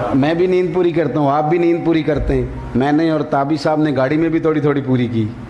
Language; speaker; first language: Urdu; non-native, local second language; Punjabi